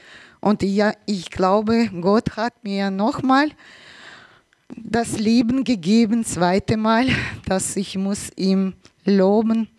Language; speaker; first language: German; non-native, learner; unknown